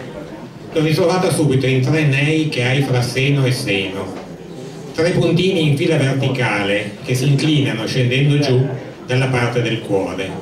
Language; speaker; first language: Italian; native; Italian